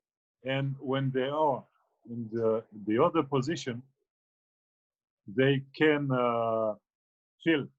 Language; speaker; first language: English; non-native, fluent; French